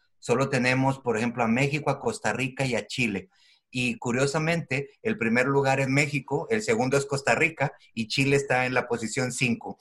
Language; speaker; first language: Spanish; native; Spanish